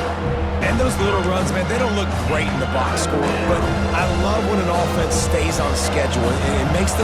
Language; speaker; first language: English; native; English